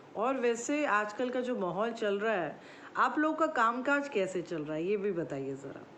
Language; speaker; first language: Hindi; native; Hindi